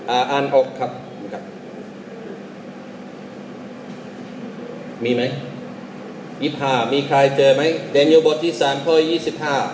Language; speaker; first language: Thai; non-native, fluent; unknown